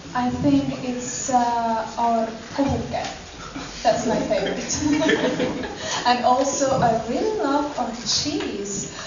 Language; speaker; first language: English; non-native, fluent; Estonian